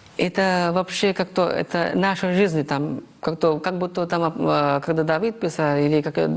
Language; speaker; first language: Russian; non-native, fluent; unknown